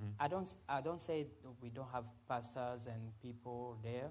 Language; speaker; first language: English; non-native, fluent; Swahili